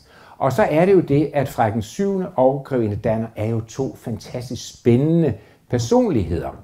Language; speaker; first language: Danish; native; Danish